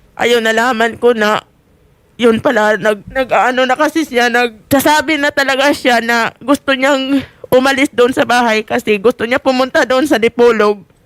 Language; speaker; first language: Filipino; non-native, local second language; Cebuano